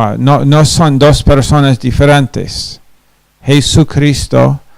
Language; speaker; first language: Spanish; non-native, fluent; English